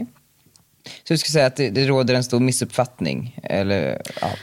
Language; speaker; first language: Swedish; native; Swedish